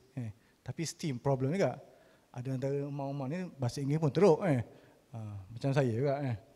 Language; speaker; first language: Malay; native; Malay